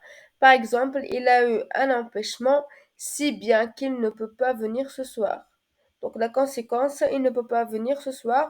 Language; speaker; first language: French; non-native, local second language; Arabic